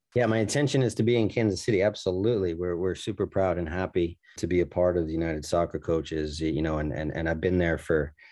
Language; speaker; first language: English; native; English